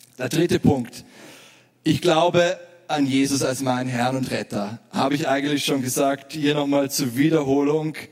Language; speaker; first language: German; native; German